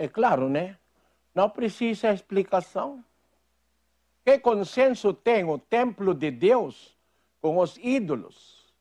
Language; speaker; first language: Portuguese; non-native, fluent; Filipino